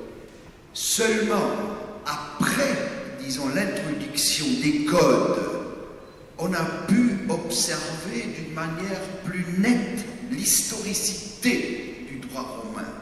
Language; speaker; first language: French; non-native, fluent; German